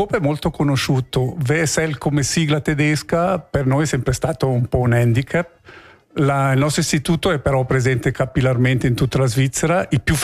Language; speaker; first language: Italian; native; Italian